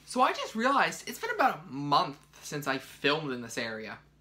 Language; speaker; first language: English; native; English